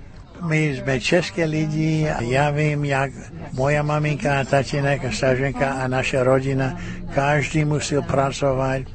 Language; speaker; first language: Czech; early bilingual, heritage; Czech